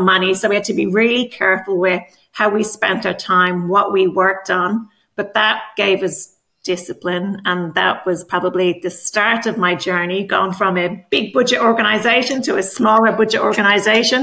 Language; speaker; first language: English; native; English